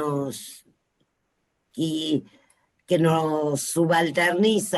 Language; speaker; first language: Spanish; native; Spanish